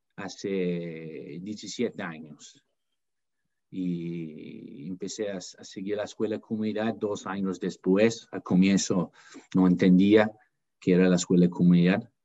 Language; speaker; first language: Spanish; non-native, fluent; English